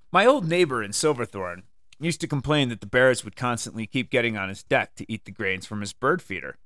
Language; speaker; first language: English; native; English